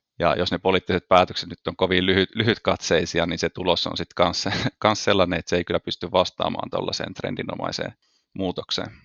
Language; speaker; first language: Finnish; native; Finnish